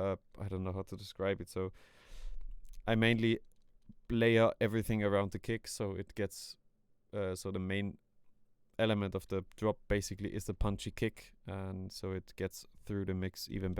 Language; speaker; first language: English; non-native, fluent; German